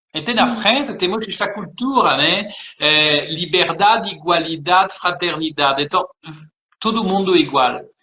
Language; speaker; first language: Portuguese; early bilingual, heritage; French